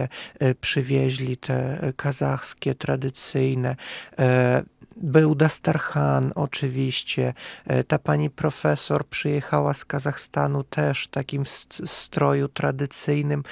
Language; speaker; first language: Polish; non-native, fluent; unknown